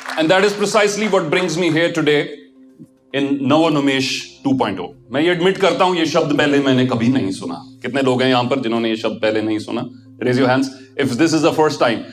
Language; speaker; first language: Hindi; non-native, local second language; Punjabi